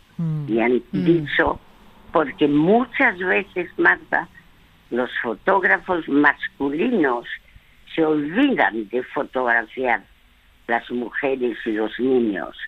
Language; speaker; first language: Spanish; early bilingual, other home language; French